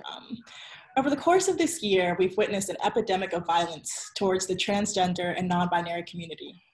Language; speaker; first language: English; native; English